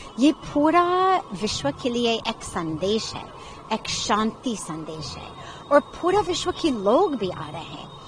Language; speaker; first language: Hindi; non-native, fluent; English